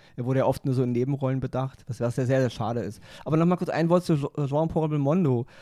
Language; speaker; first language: German; native; German